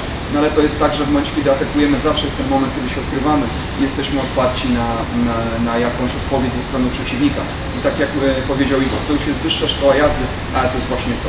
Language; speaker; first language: Polish; native; Polish